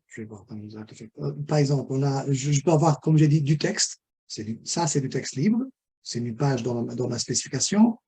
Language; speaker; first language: French; non-native, fluent; Portuguese